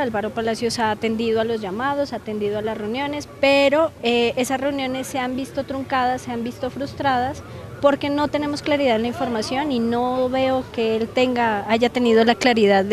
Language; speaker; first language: Spanish; native; Spanish